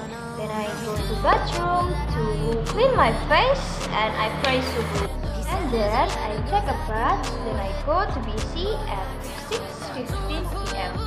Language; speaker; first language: English; non-native, learner; Indonesian